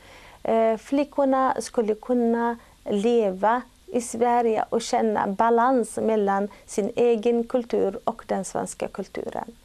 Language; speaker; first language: Swedish; non-native, fluent; Arabic